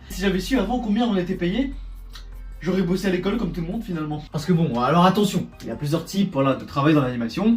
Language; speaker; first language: French; native; French